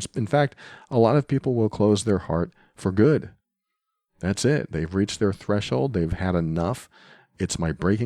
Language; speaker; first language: English; native; English